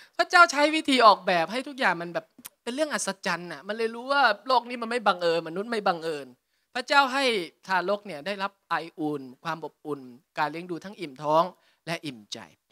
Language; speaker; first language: Thai; native; Thai